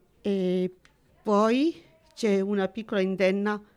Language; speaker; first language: Italian; early bilingual, heritage; Italian